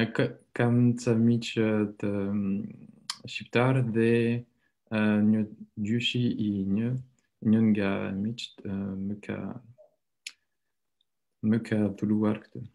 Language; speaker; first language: Albanian; non-native, learner; French